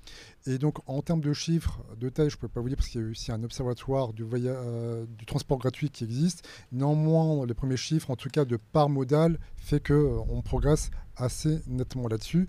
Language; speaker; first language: French; native; French